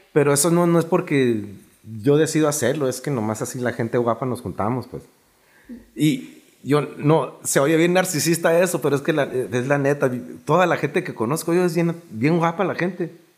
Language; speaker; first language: Spanish; early bilingual, heritage; Spanish